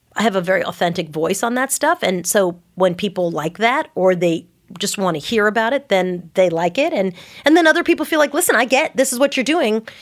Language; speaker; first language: English; native; English